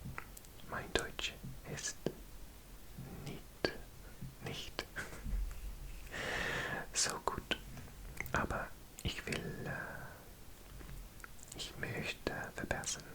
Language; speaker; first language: German; non-native, learner; Welsh